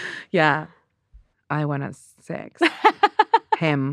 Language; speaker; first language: English; non-native, learner; Japanese